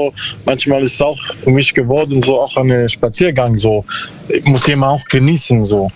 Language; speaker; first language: German; non-native, learner; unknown